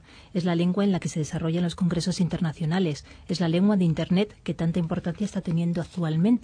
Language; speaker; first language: Spanish; native; Spanish